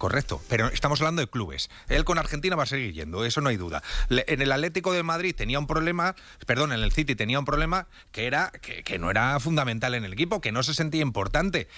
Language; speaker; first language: Spanish; native; Spanish